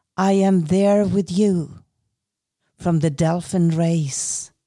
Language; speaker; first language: English; non-native, fluent; Norwegian